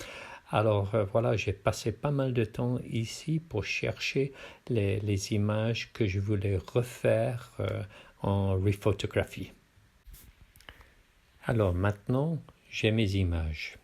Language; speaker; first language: French; non-native, fluent; English